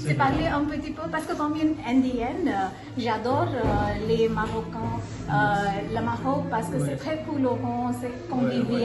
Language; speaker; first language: French; non-native, learner; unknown